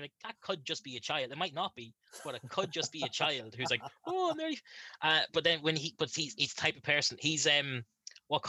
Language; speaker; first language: English; native; English